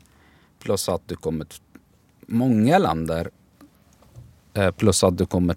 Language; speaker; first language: Swedish; non-native, learner; Arabic